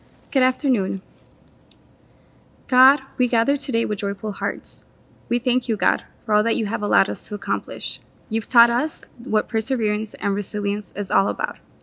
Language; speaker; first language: English; early bilingual, other home language; Spanish